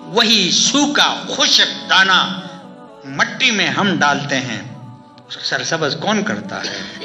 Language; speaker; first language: Urdu; non-native, local second language; Pashto